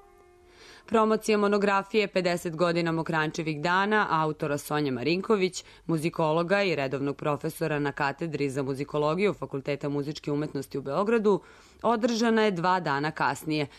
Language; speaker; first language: Serbian; native; Serbian